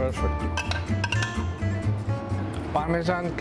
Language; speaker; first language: German; non-native, learner; Greek